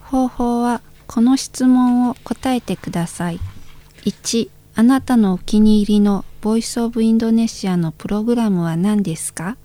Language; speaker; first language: Japanese; non-native, fluent; Indonesian